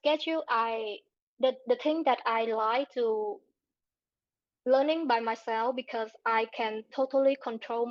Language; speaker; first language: English; non-native, learner; Vietnamese